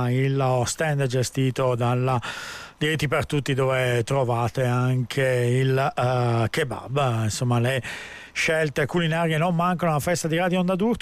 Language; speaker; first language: Italian; native; Italian